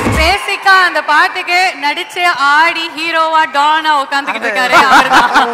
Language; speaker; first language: Tamil; native; Tamil